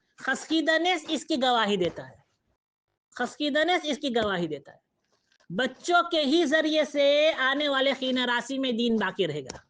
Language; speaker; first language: Urdu; non-native, fluent; Caribbean Hindustani